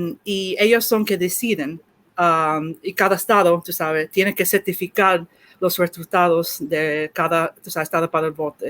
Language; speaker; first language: Spanish; early bilingual, heritage; Spanish